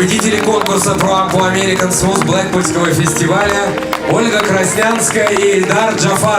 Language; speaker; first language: Russian; native; Russian